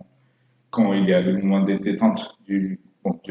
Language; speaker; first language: French; non-native, fluent; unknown